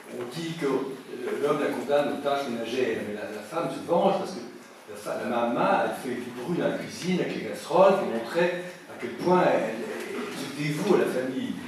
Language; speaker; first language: French; native; French